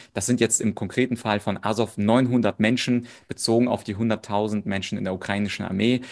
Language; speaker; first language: German; early bilingual, other home language; Russian